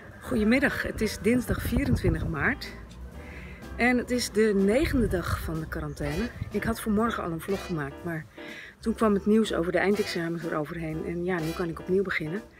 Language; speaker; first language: Dutch; native; Dutch